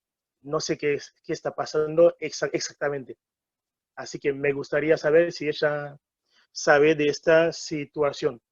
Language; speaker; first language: Spanish; non-native, fluent; Haitian Creole